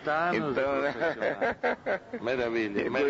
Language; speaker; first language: Portuguese; non-native, fluent; Spanish